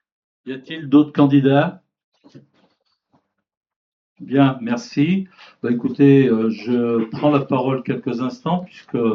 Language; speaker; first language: French; native; French